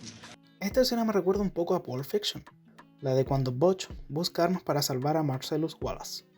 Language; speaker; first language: Spanish; native; Spanish